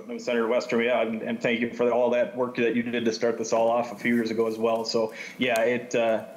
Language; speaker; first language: English; native; English